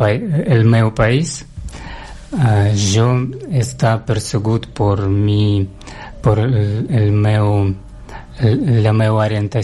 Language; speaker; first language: Catalan; non-native, learner; Russian